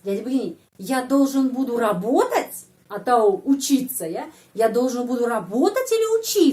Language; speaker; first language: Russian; non-native, fluent; Indonesian